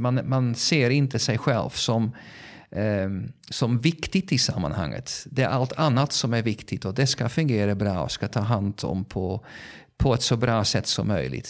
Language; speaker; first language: Swedish; non-native, fluent; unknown